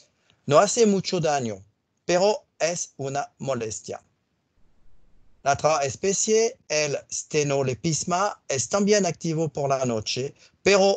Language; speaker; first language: Spanish; non-native, learner; French